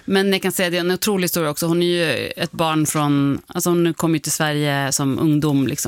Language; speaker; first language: Swedish; native; Swedish